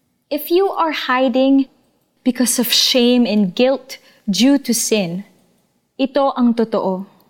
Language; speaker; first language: English; non-native, local second language; Filipino